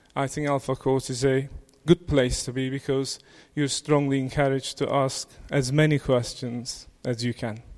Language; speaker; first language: English; non-native, fluent; Turkish